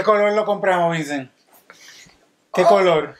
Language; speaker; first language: Spanish; native; Spanish